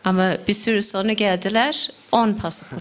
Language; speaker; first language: Turkish; non-native, fluent; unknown